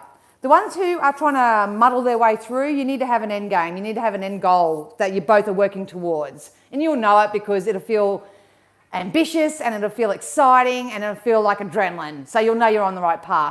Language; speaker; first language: English; native; English